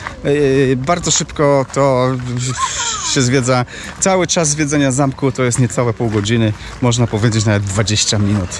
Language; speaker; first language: Polish; native; Polish